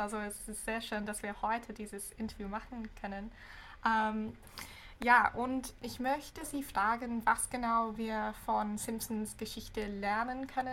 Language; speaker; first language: German; non-native, fluent; English